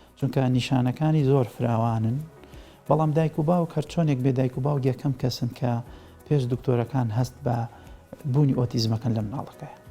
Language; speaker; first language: Central Kurdish; native; Central Kurdish